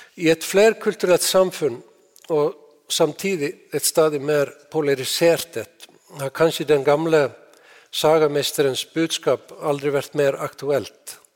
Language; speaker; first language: Norwegian; non-native, fluent; Icelandic